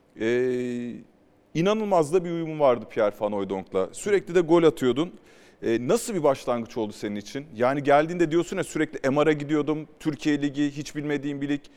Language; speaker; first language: Turkish; native; Turkish